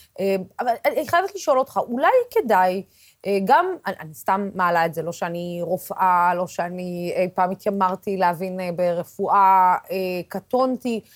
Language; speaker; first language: Hebrew; non-native, local second language; Arabic